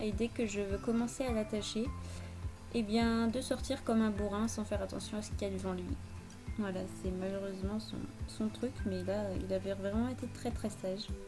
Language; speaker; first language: French; native; French